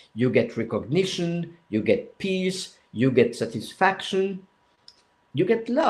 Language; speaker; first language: English; non-native, fluent; French